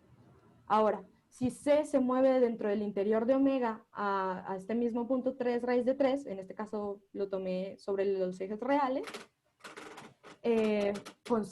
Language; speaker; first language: Spanish; native; Spanish